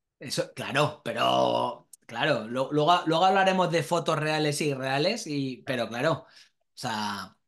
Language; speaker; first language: Spanish; native; Spanish